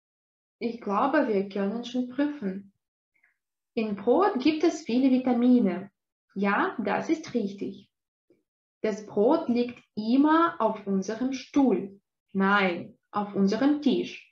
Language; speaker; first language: German; non-native, fluent; Russian